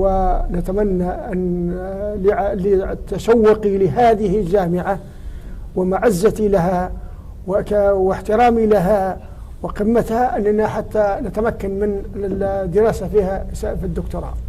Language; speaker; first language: Arabic; native; Arabic